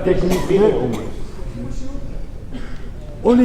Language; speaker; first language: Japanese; native; Japanese